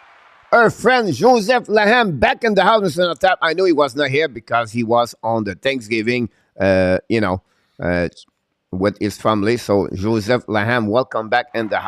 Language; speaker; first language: English; non-native, local second language; French